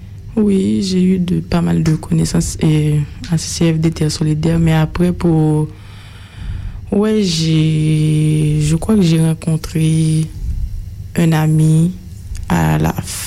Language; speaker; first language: French; non-native, local second language; Haitian Creole